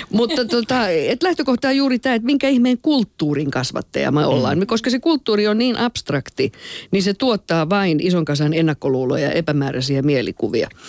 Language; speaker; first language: Finnish; native; Finnish